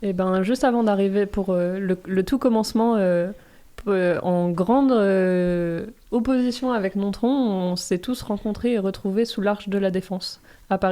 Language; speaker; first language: French; native; French